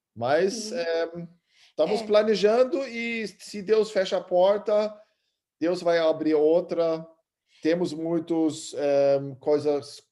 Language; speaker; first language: Portuguese; early bilingual, other home language; German